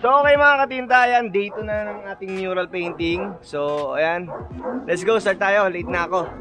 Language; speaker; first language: Filipino; native; Filipino